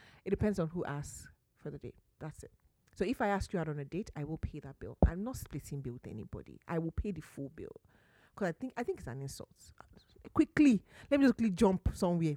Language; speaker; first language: English; non-native, local second language; Yoruba